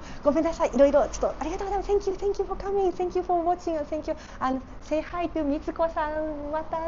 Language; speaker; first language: Japanese; native; Japanese